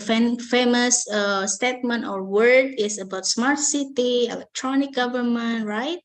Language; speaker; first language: English; non-native, fluent; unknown